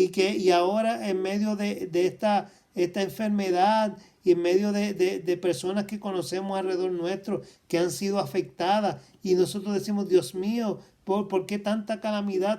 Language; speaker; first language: Spanish; native; Spanish